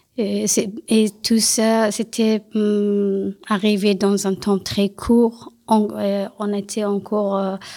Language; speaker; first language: French; non-native, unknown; Persian